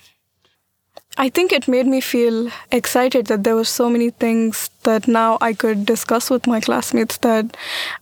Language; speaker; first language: English; non-native, local second language; Marathi